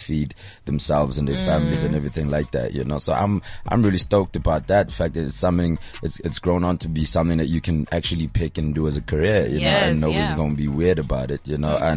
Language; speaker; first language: English; non-native, local second language; Zulu